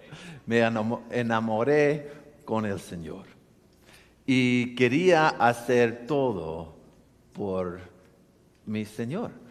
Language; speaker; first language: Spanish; non-native, learner; English